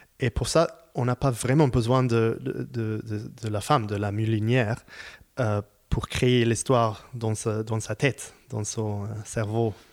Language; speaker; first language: French; non-native, fluent; Hebrew